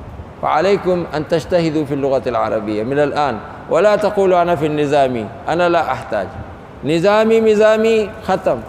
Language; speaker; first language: Arabic; non-native, fluent; Urdu